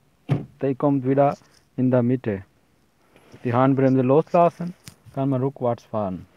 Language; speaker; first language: German; non-native, learner; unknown